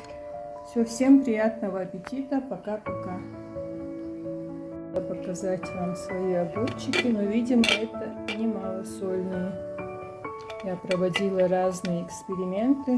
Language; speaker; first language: Russian; non-native, local second language; Chechen